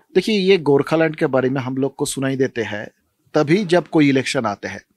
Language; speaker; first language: Hindi; non-native, local second language; Bangla